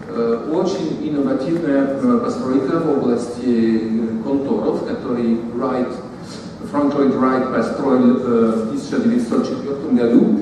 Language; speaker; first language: Russian; non-native, fluent; French